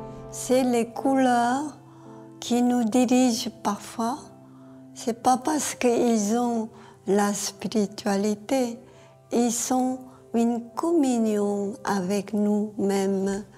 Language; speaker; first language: French; non-native, fluent; Korean